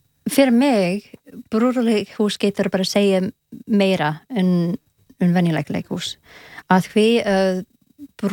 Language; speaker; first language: Icelandic; non-native, learner; English